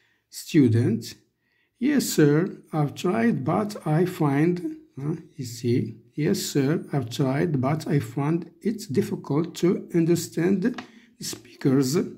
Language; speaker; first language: English; non-native, fluent; Arabic